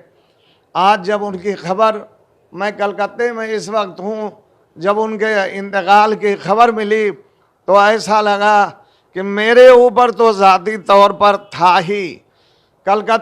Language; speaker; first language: Urdu; native; Urdu